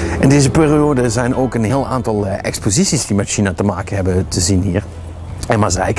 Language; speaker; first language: Dutch; native; Dutch